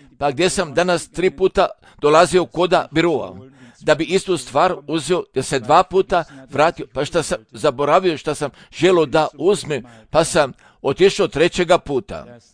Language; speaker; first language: Croatian; non-native, fluent; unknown